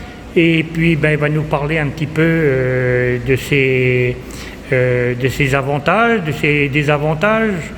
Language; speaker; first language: French; native; French